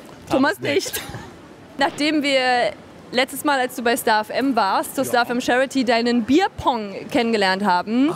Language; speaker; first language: German; native; German